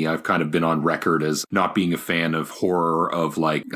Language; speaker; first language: English; native; English